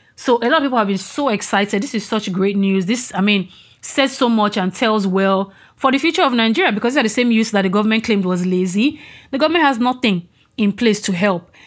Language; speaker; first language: English; non-native, local second language; Yoruba